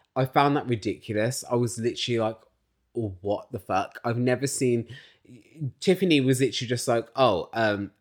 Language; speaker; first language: English; native; English